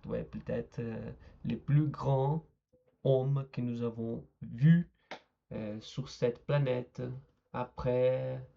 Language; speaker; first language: French; non-native, learner; Portuguese